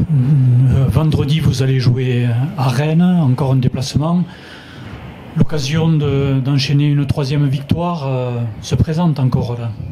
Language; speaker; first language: French; native; French